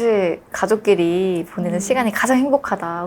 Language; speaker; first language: Korean; native; Korean